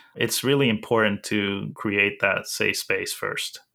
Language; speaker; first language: English; early bilingual, other home language; Spanish